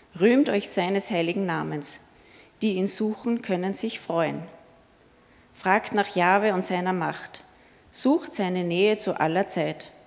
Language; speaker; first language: German; native; German